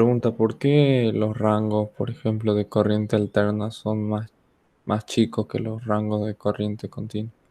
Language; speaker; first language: Spanish; native; Spanish